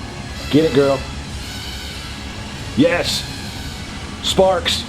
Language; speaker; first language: English; native; English